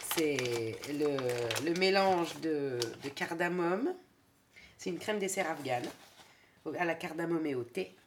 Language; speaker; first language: French; non-native, fluent; Persian